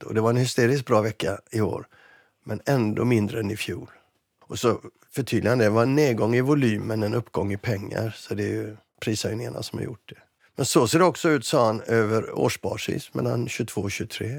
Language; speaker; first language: Swedish; native; Swedish